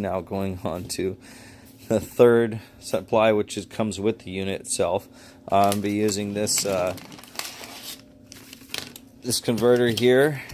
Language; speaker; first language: English; native; English